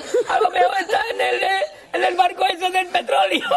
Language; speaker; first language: Spanish; native; Spanish